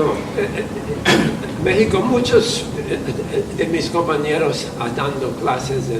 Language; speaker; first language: Spanish; non-native, fluent; English